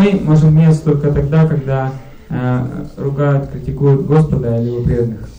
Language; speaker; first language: Russian; native; Russian